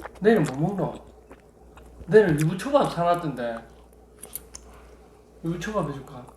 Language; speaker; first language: Korean; native; Korean